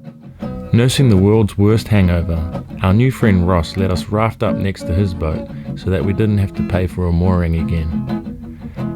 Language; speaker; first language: English; native; English